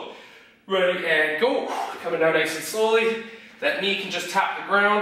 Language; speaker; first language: English; native; English